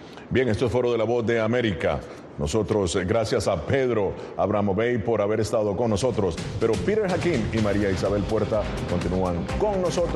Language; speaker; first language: Spanish; native; Spanish